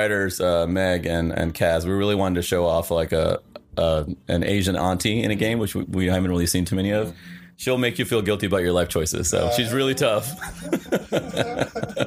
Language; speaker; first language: English; non-native, local second language; Sinhala